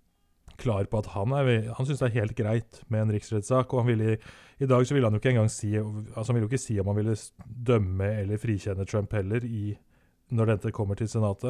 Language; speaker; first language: Norwegian; native; Norwegian